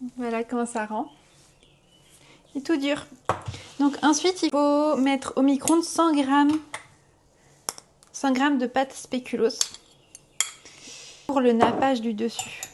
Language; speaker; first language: French; native; French